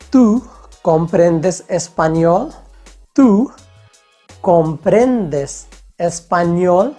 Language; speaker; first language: Spanish; non-native, fluent; Hindi